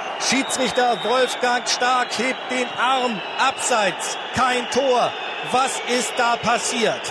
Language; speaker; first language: German; native; German